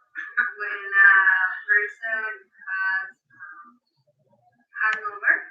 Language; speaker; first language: English; non-native, learner; Spanish